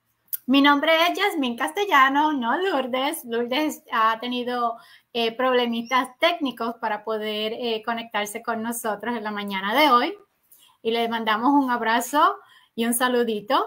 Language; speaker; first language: Spanish; native; Spanish